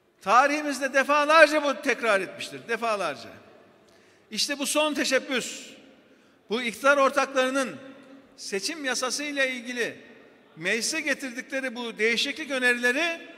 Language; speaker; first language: Turkish; native; Turkish